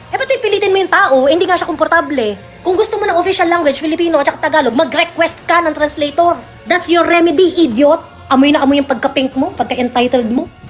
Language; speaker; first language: Filipino; native; Filipino